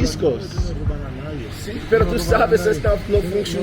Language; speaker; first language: Spanish; non-native, learner; English